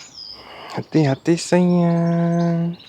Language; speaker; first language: Indonesian; non-native, learner; German